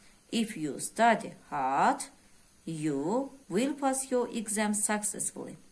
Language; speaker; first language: English; non-native, fluent; Azerbaijani